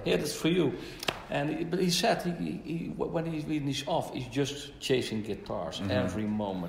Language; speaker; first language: English; non-native, fluent; Dutch